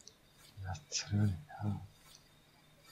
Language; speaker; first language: Japanese; native; Japanese